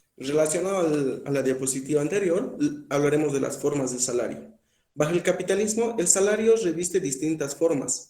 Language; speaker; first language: Spanish; native; Spanish